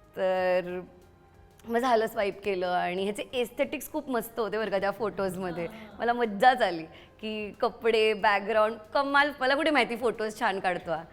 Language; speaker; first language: Marathi; native; Marathi